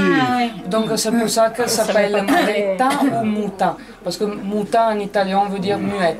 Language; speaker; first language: French; non-native, fluent; Italian